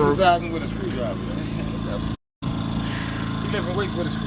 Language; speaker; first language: English; native; English